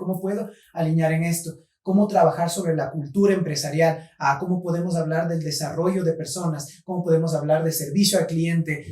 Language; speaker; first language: Spanish; native; Spanish